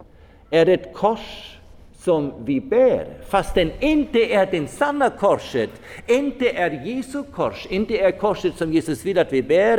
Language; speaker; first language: Swedish; non-native, fluent; German